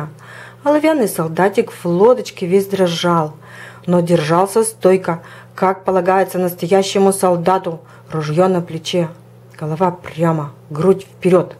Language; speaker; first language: Russian; native; Russian